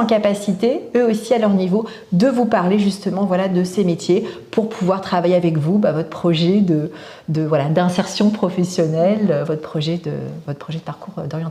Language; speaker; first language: French; native; French